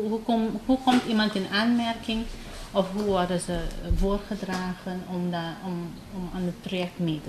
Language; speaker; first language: Dutch; non-native, local second language; Papiamento